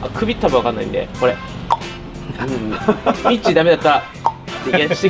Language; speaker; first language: Japanese; native; Japanese